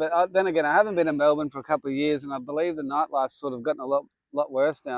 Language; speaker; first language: English; native; English